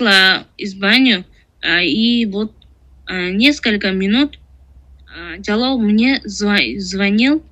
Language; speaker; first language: Russian; non-native, learner; Tajik